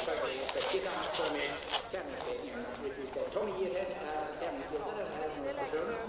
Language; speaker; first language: Swedish; native; Swedish